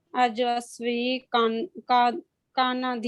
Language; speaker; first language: French; non-native, learner; Hindi